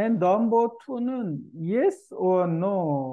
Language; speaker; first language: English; non-native, learner; Korean